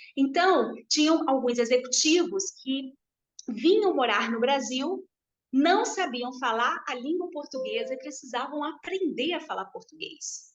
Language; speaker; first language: Portuguese; native; Portuguese